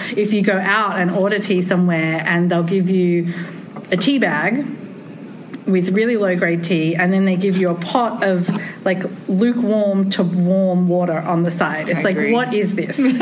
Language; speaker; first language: English; native; English